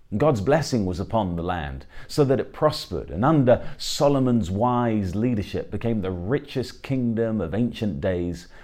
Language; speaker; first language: English; native; English